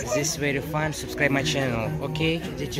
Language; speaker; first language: English; non-native, learner; Russian